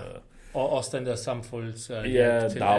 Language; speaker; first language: Danish; non-native, fluent; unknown